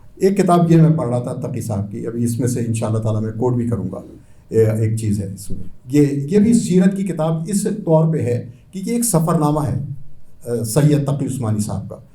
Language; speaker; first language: Urdu; native; Urdu